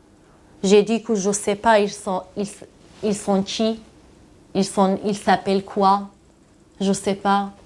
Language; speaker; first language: French; non-native, learner; Persian